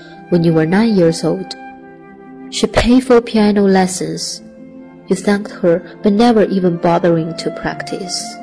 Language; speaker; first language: English; non-native, fluent; Chinese